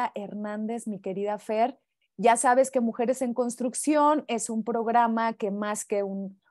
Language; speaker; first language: Spanish; native; Spanish